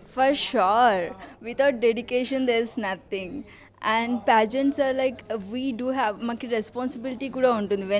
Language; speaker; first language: Telugu; native; Telugu